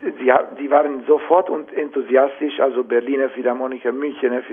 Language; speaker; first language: German; non-native, fluent; Italian